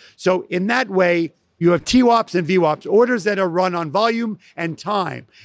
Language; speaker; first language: English; native; English